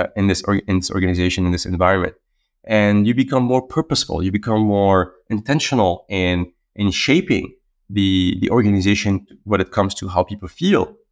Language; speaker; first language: English; non-native, fluent; Arabic